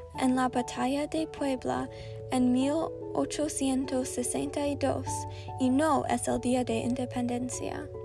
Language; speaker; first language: Spanish; non-native, learner; English